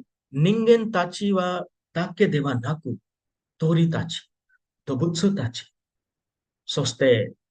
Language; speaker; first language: Japanese; non-native, fluent; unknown